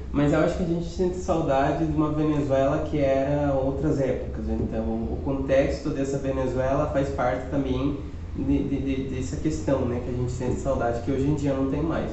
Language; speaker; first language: Portuguese; non-native, fluent; Spanish